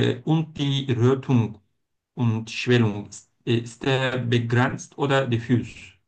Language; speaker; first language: German; non-native, learner; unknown